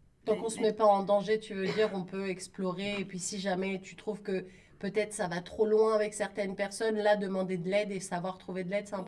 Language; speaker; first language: French; native; French